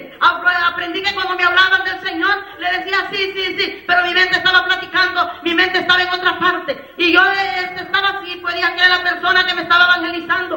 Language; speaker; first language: Spanish; native; Spanish